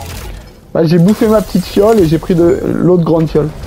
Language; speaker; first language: French; native; French